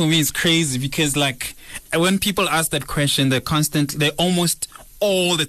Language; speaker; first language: English; non-native, local second language; Zulu